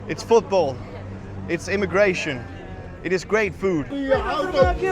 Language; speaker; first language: English; non-native, fluent; Danish